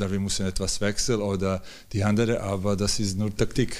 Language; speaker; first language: German; non-native, learner; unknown